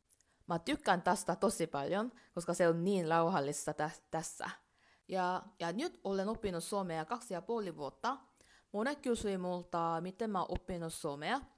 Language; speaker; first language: Finnish; non-native, learner; Korean